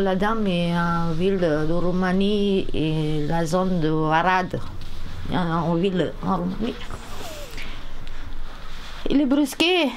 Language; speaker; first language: French; non-native, learner; Romanian